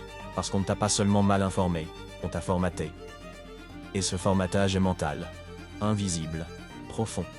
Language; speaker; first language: French; native; French